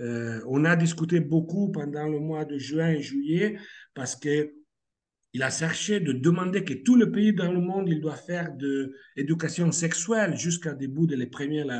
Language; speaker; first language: French; non-native, fluent; Italian